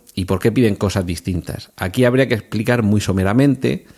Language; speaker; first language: Spanish; native; Spanish